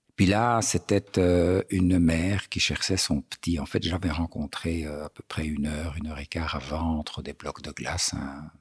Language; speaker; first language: French; native; French